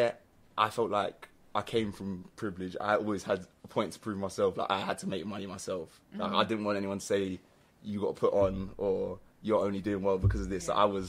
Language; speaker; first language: English; native; English